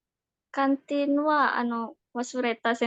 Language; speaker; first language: Japanese; non-native, learner; Indonesian